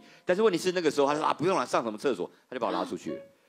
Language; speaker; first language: Chinese; native; Chinese